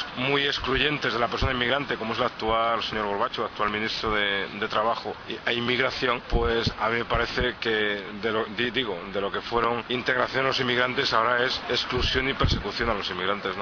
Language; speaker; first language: Spanish; native; Spanish